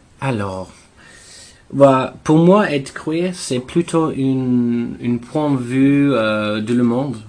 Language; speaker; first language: French; non-native, learner; English